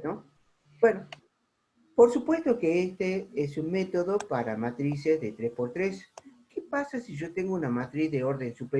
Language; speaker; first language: Spanish; native; Spanish